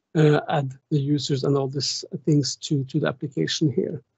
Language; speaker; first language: English; non-native, fluent; German